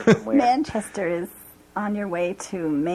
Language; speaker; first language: English; native; English